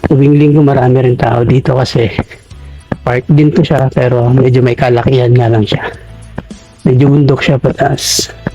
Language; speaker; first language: Filipino; native; Filipino